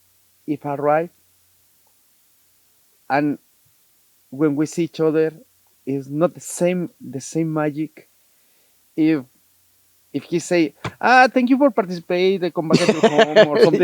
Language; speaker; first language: English; non-native, learner; Spanish